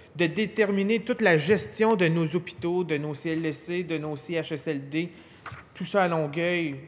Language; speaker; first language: French; native; French